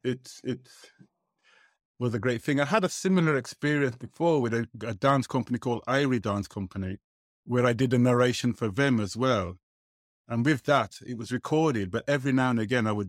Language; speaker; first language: English; native; English